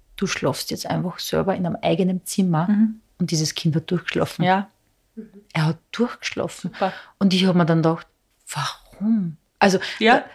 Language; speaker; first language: German; non-native, fluent; Serbian